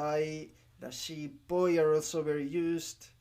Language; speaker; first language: Japanese; non-native, learner; English